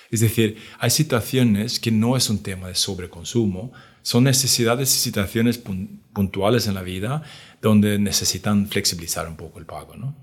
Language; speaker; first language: Spanish; non-native, fluent; Swedish